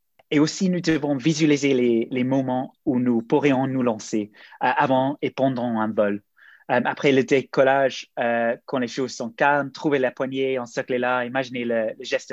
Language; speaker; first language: French; non-native, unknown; English